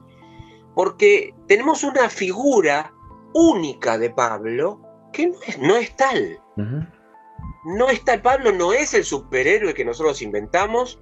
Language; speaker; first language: Spanish; native; Spanish